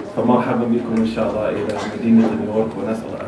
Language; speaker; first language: Arabic; non-native, fluent; English